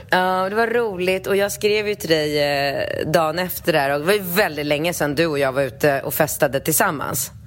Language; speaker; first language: Swedish; early bilingual, other home language; Polish